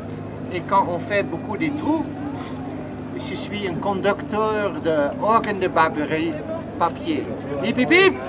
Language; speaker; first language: French; non-native, learner; Dutch